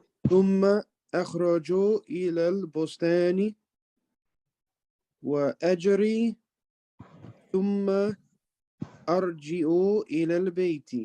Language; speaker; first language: Arabic; non-native, learner; English